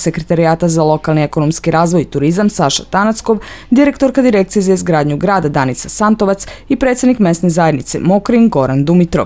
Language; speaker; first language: Serbian; native; Serbian